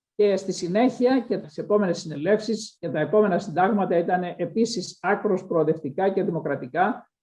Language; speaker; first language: Greek; native; Greek